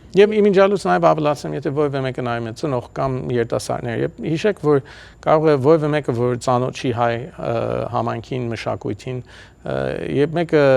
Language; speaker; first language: Armenian; early bilingual, heritage; Armenian